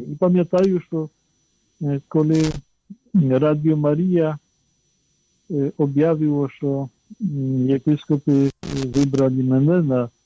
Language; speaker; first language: Ukrainian; non-native, fluent; Polish